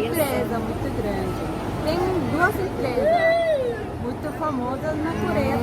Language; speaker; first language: Portuguese; non-native, learner; Korean